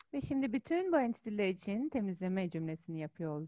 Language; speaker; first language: Turkish; native; Turkish